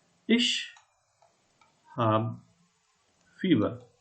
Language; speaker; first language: German; non-native, fluent; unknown